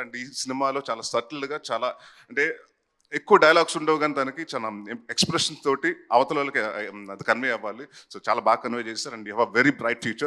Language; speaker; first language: Telugu; native; Telugu